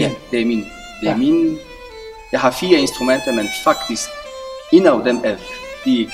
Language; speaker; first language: Danish; non-native, fluent; Polish